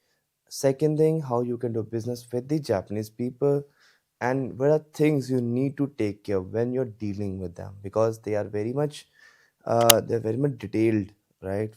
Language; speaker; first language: English; non-native, local second language; Hindi